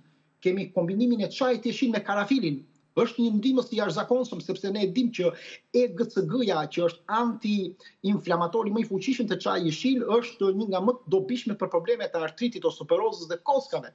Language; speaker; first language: Albanian; native; Albanian